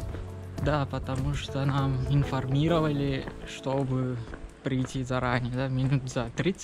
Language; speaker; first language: Russian; non-native, learner; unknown